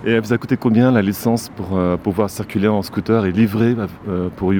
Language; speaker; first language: French; native; French